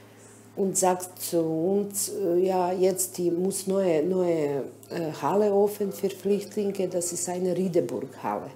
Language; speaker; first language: German; non-native, learner; Bosnian